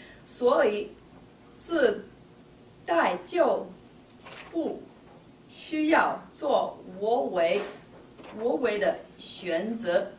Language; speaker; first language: Chinese; non-native, learner; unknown